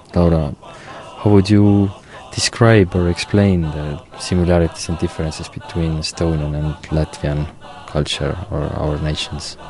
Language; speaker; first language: English; non-native, fluent; Estonian